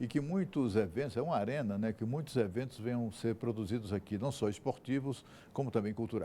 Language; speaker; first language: Portuguese; native; Portuguese